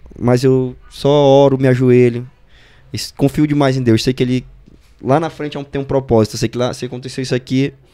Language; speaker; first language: Portuguese; native; Portuguese